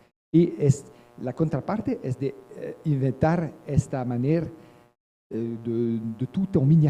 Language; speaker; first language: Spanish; non-native, learner; French